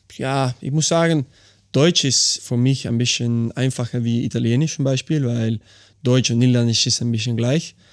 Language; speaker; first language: German; non-native, learner; Dutch